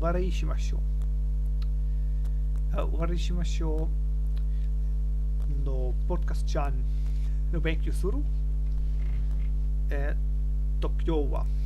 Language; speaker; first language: Japanese; non-native, learner; German